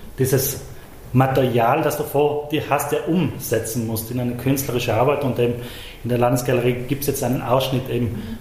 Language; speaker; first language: German; native; German